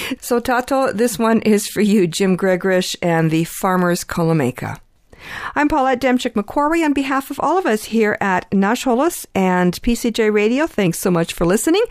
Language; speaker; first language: English; early bilingual, other home language; Ukrainian